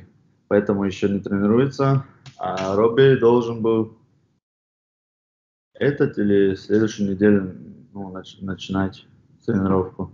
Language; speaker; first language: Russian; non-native, fluent; Chechen